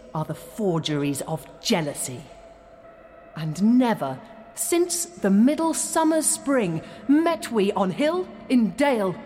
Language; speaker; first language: English; native; English